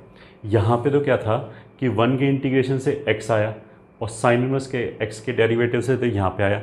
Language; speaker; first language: Hindi; native; Hindi